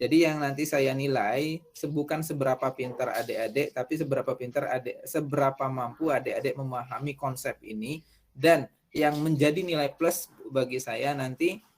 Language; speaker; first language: Indonesian; native; Indonesian